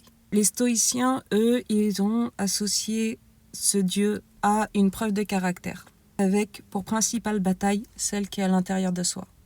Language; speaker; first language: French; native; French